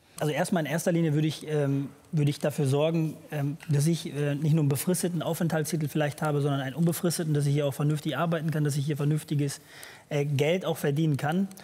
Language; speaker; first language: German; early bilingual, other home language; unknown